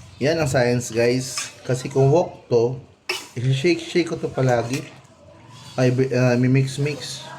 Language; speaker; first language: Filipino; non-native, local second language; Cebuano